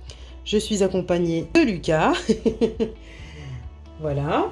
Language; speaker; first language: French; native; French